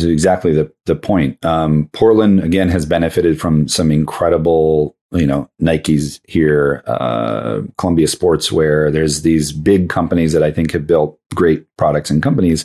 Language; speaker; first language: English; native; English